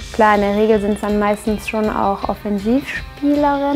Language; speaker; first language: German; native; German